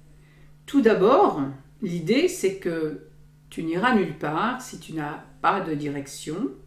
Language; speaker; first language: French; native; French